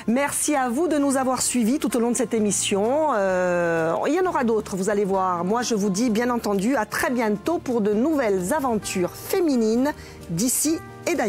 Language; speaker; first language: French; native; French